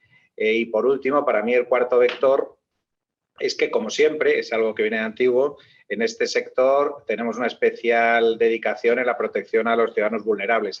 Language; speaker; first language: Spanish; native; Spanish